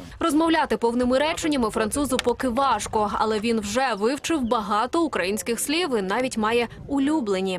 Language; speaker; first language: Ukrainian; native; Ukrainian